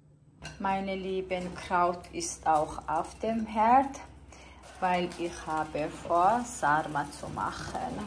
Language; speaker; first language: German; early bilingual, other home language; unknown